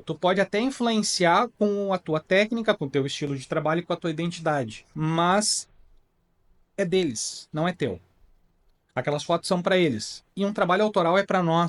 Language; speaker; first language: Portuguese; native; Portuguese